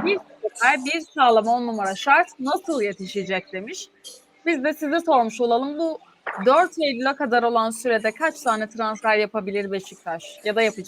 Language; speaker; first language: Turkish; native; Turkish